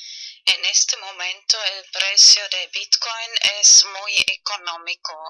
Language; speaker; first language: Spanish; non-native, fluent; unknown